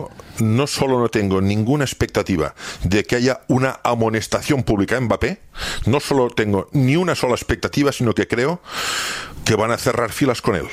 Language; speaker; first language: Spanish; native; Spanish